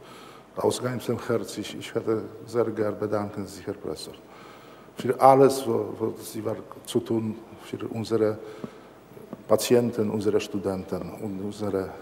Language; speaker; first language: German; non-native, learner; Polish